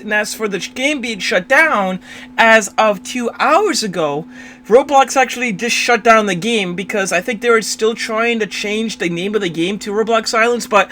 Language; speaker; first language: English; native; English